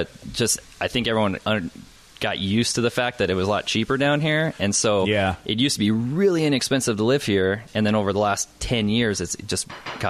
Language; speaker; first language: English; native; English